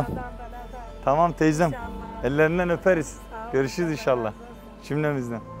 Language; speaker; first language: Turkish; native; Turkish